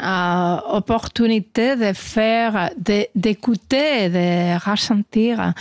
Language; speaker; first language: French; non-native, fluent; Spanish